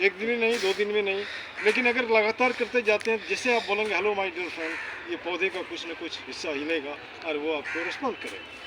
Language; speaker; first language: Hindi; native; Hindi